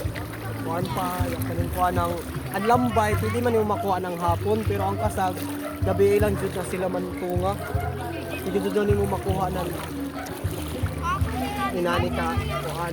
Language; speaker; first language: Filipino; non-native, local second language; Cebuano